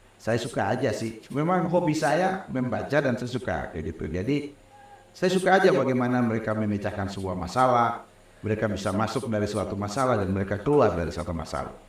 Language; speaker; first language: Indonesian; non-native, local second language; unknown